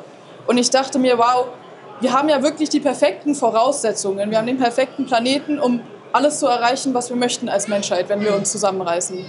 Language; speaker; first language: German; native; German